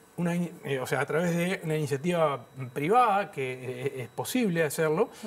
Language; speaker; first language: Spanish; native; Spanish